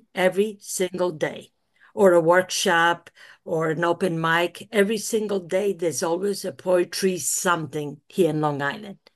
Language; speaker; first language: English; early bilingual, other home language; Italian